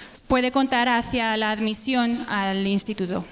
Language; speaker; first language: Spanish; native; Spanish